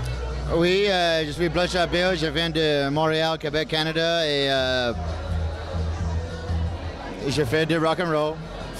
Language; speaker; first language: French; non-native, local second language; English